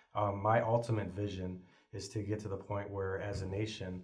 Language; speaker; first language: English; native; English